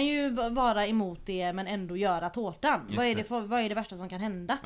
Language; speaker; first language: Swedish; native; Swedish